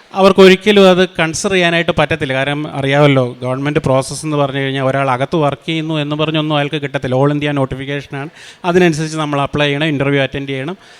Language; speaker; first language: Malayalam; native; Malayalam